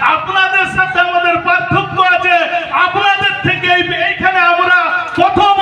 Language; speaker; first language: Bangla; native; Bangla